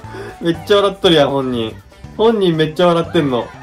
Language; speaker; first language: Japanese; native; Japanese